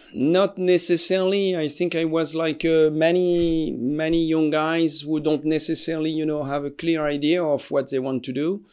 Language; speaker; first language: English; non-native, fluent; French